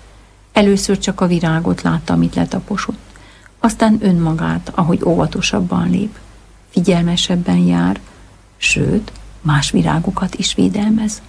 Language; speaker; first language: Hungarian; native; Hungarian